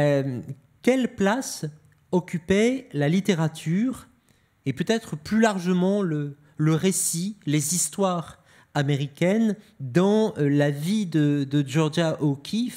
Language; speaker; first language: French; native; French